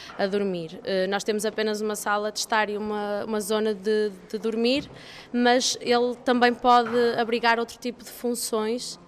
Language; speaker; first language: Portuguese; native; Portuguese